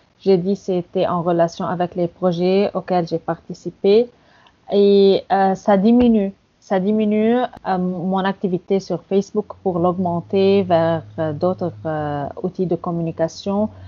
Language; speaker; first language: French; non-native, fluent; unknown